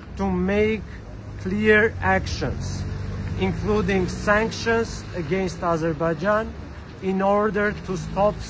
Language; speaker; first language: English; non-native, fluent; Armenian